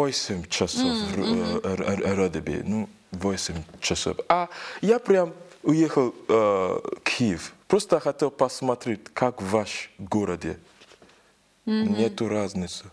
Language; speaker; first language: Russian; non-native, learner; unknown